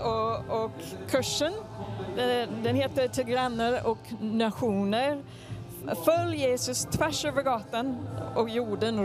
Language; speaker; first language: Swedish; non-native, fluent; English